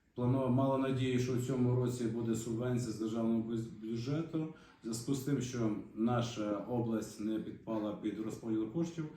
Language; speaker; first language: Ukrainian; native; Ukrainian